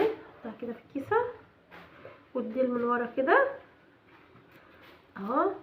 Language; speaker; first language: Arabic; native; Arabic